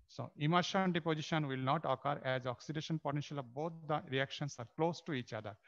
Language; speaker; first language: English; non-native, local second language; Bangla